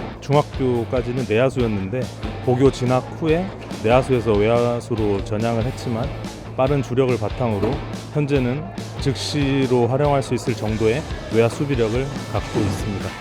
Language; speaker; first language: Korean; native; Korean